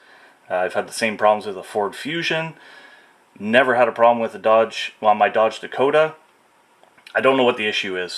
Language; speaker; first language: English; native; English